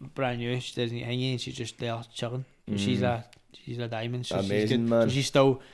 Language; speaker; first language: English; native; English